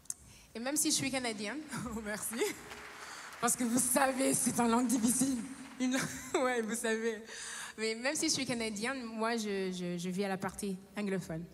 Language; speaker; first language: French; non-native, fluent; English